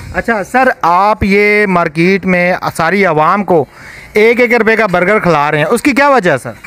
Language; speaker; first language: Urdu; non-native, local second language; Punjabi